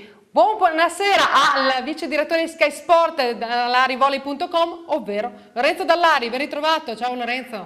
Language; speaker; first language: Italian; native; Italian